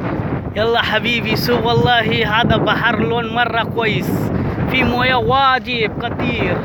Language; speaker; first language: Arabic; non-native, learner; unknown